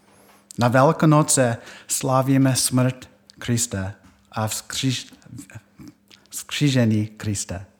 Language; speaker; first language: Czech; non-native, fluent; English